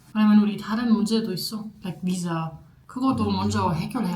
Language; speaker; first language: Korean; non-native, fluent; German